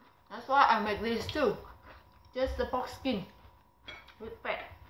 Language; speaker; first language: English; non-native, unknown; Vietnamese